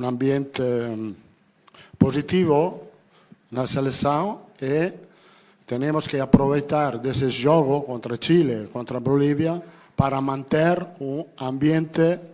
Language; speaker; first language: Portuguese; non-native, fluent; Italian